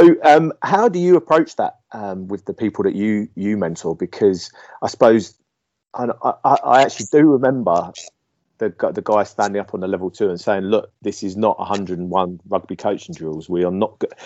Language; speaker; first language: English; native; English